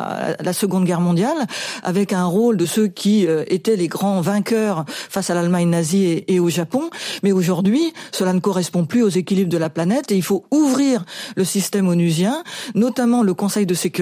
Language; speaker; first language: French; native; French